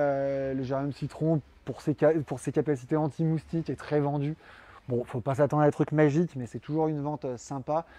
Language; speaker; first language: French; native; French